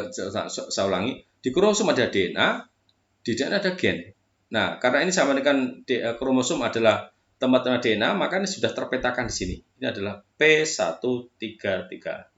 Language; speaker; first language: Indonesian; native; Indonesian